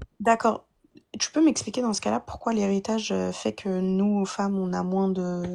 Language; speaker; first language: French; early bilingual, other home language; Arabic